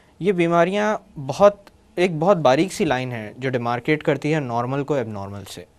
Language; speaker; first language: Urdu; native; Urdu